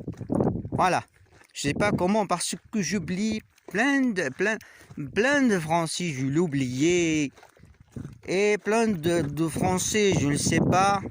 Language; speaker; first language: French; non-native, learner; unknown